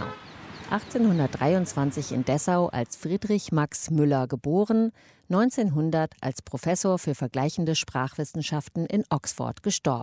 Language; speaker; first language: German; native; German